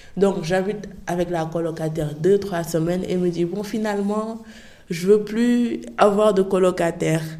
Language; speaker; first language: French; non-native, local second language; Wolof